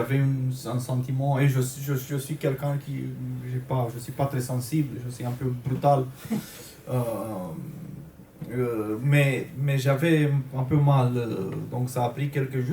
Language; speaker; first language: French; non-native, fluent; Romanian